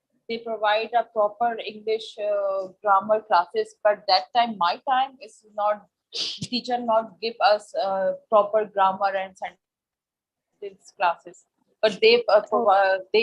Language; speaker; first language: English; non-native, learner; Urdu